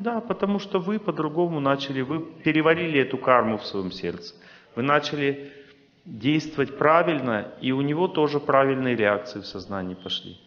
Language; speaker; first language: Russian; native; Russian